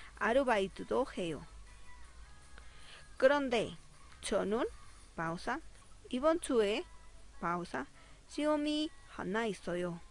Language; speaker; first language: Korean; non-native, fluent; Spanish